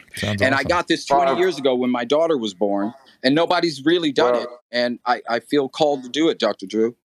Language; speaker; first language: English; native; English